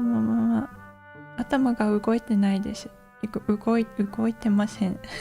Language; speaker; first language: Japanese; non-native, learner; English